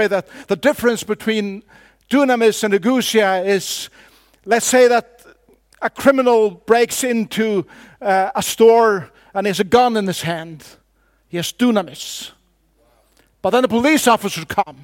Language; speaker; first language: English; non-native, fluent; Faroese